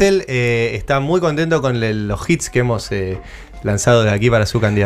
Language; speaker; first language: Spanish; native; Spanish